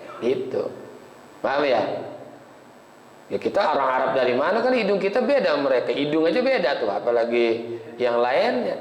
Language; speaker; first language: Indonesian; native; Indonesian